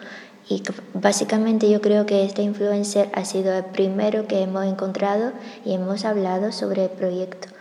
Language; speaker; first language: Spanish; non-native, fluent; Chinese